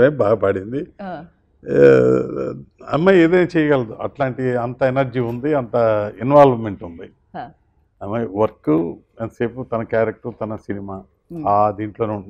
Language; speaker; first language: Telugu; native; Telugu